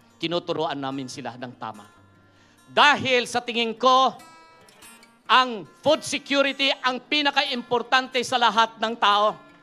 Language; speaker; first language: Filipino; non-native, local second language; Iloko